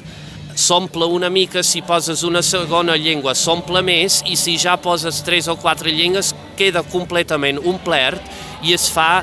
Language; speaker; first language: Catalan; non-native, fluent; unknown